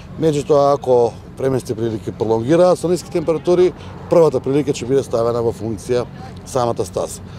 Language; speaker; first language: Macedonian; native; Macedonian